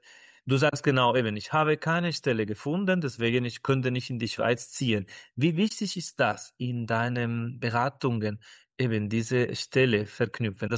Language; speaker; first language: German; non-native, fluent; Spanish